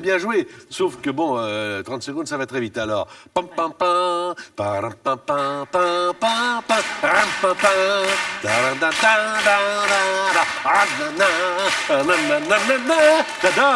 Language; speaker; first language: French; native; French